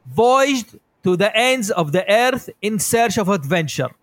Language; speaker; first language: English; non-native, fluent; Arabic